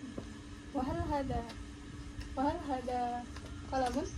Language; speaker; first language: Arabic; non-native, learner; Indonesian